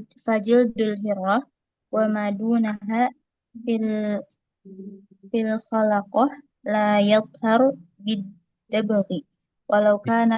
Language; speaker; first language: Arabic; non-native, learner; Indonesian